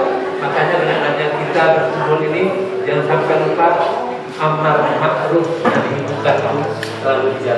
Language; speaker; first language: Indonesian; non-native, local second language; Sundanese